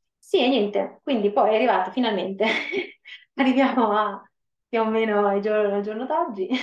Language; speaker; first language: Italian; native; Italian